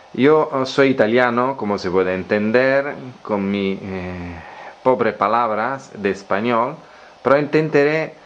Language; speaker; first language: Spanish; non-native, learner; Italian